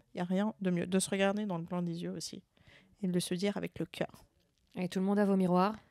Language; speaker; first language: French; native; French